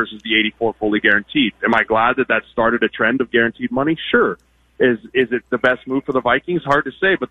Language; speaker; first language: English; native; English